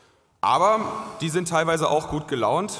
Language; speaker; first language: German; native; German